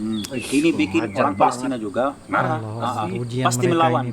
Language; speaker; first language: Indonesian; non-native, fluent; Arabic